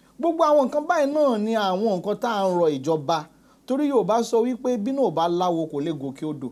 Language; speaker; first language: Yoruba; native; Yoruba